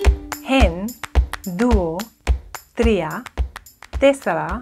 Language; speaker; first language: Greek; non-native, learner; English